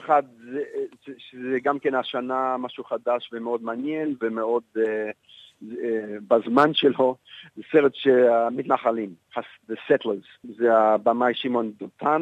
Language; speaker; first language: Hebrew; non-native, fluent; English